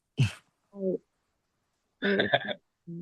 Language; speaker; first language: Japanese; non-native, learner; Indonesian